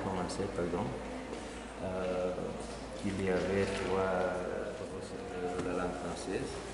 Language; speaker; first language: French; non-native, learner; Serbian